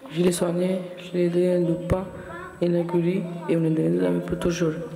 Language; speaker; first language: French; non-native, learner; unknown